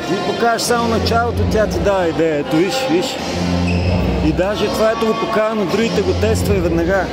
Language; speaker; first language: Bulgarian; native; Bulgarian